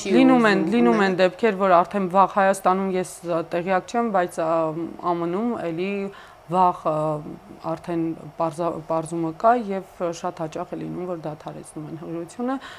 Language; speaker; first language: Armenian; native; Armenian